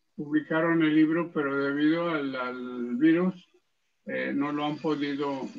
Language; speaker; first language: Spanish; early bilingual, heritage; Spanish